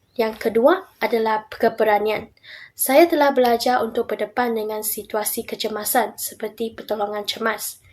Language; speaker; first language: Malay; non-native, local second language; Chinese